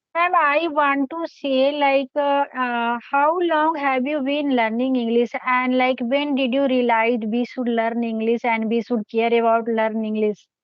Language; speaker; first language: English; non-native, learner; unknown